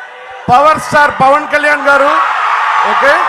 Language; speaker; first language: Telugu; non-native, learner; Tamil